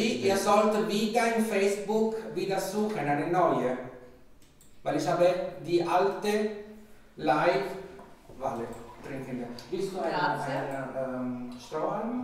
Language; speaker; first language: German; non-native, fluent; Italian